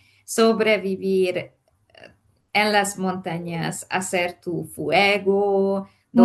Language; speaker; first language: Spanish; non-native, fluent; Hungarian